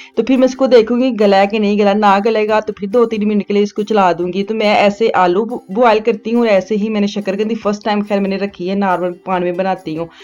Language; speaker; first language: Urdu; non-native, local second language; Punjabi